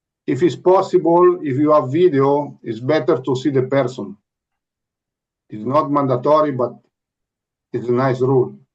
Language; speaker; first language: English; non-native, learner; Italian